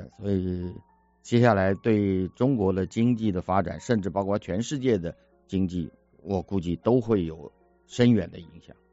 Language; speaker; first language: Chinese; native; Chinese